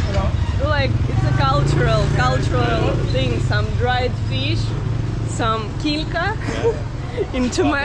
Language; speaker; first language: English; non-native, fluent; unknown